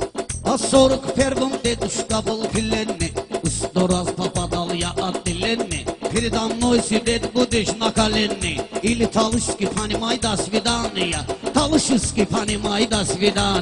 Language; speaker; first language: Russian; non-native, learner; Talysh